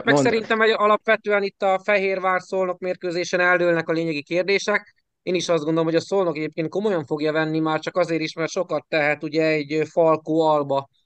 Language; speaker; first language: Hungarian; native; Hungarian